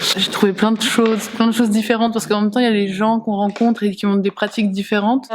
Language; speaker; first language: French; native; French